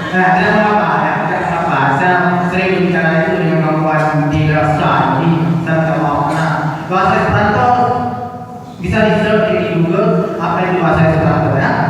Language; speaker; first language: Indonesian; non-native, local second language; Achinese